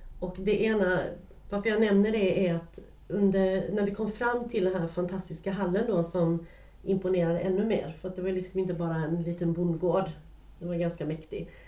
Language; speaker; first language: Swedish; native; Swedish